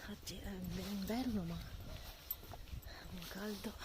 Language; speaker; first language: Italian; native; Italian